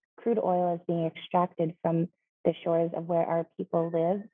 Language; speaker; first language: English; native; English